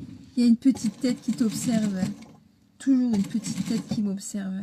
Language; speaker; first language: French; native; French